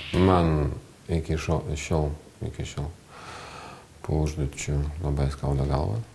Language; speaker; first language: Lithuanian; non-native, learner; Russian